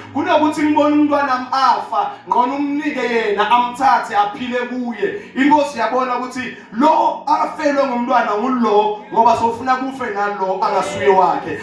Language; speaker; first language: Zulu; non-native, local second language; Swati